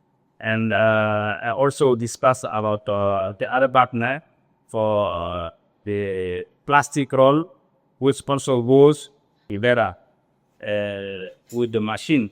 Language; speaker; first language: English; non-native, learner; French